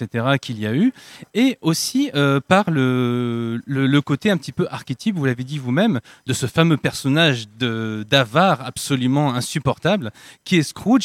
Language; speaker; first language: French; native; French